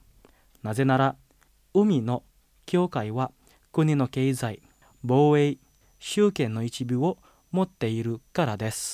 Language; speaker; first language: Japanese; non-native, fluent; Indonesian